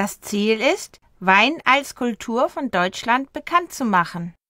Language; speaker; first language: German; non-native, fluent; Japanese